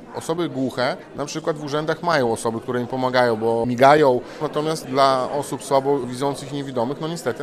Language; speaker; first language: Polish; native; Polish